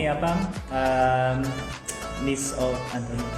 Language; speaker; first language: Indonesian; non-native, fluent; English